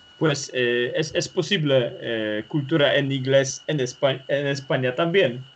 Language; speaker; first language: Spanish; non-native, learner; Polish